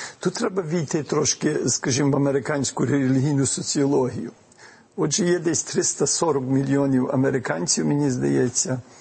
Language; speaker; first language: Ukrainian; early bilingual, heritage; Ukrainian